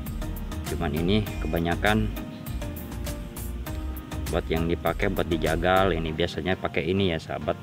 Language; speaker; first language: Indonesian; non-native, local second language; Sundanese